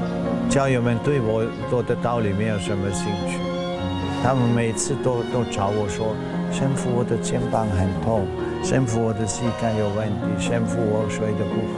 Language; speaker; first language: Chinese; non-native, fluent; German